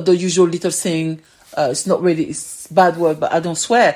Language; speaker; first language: English; non-native, fluent; French